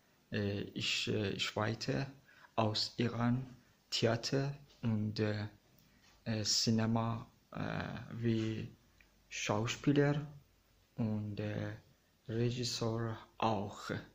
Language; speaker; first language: German; non-native, learner; Persian